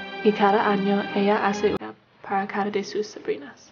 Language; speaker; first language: Spanish; non-native, learner; English